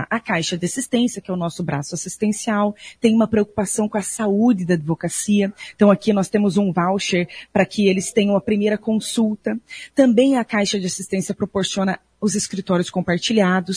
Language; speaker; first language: Portuguese; native; Portuguese